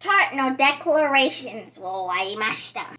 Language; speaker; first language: Japanese; early bilingual, heritage; Japanese